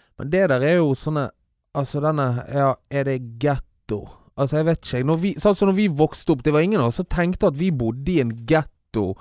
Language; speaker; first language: Norwegian; early bilingual, other home language; Kabuverdianu